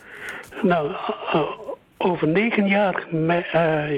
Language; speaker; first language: Dutch; early bilingual, other home language; Indonesian